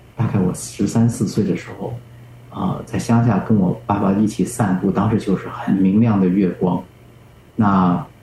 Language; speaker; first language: Chinese; native; Chinese